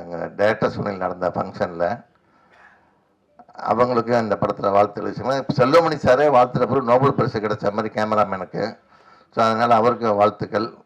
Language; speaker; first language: Tamil; native; Tamil